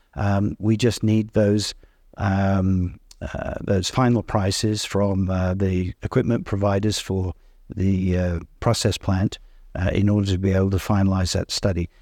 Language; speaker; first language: English; native; English